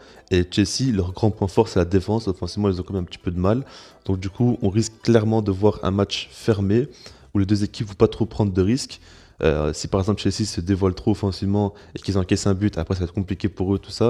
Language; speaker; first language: French; native; French